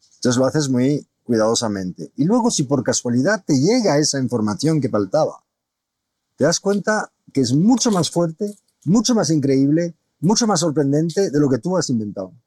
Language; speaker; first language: Spanish; native; Spanish